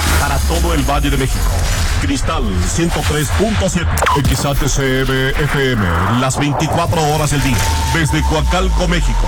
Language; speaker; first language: Spanish; native; Spanish